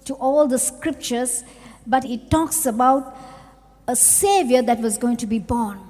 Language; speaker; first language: English; non-native, local second language; Sinhala